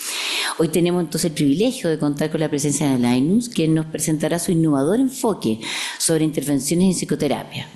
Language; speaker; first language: Spanish; native; Spanish